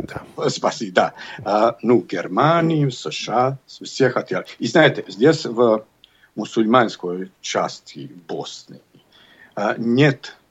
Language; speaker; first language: Russian; non-native, learner; Bosnian